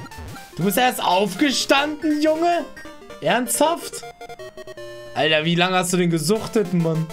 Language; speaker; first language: German; native; German